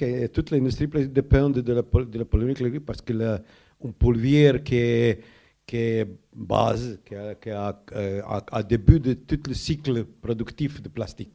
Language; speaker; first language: French; non-native, learner; Croatian